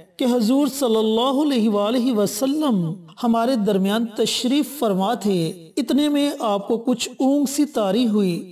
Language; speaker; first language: Urdu; native; Urdu